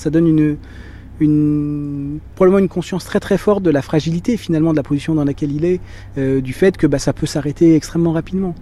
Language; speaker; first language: French; native; French